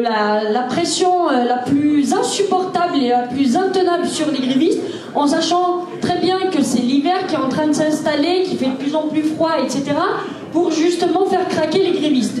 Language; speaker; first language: French; native; French